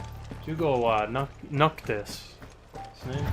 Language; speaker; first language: Japanese; non-native, learner; English